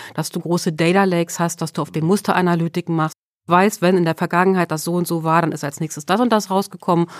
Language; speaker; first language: German; early bilingual, other home language; Swedish